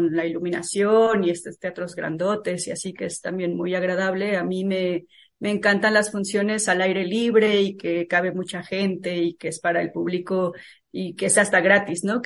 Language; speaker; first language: Spanish; native; Spanish